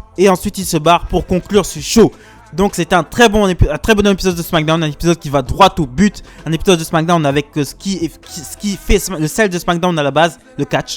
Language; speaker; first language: French; native; French